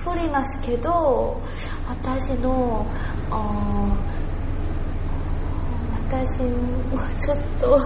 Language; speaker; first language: Japanese; non-native, learner; Korean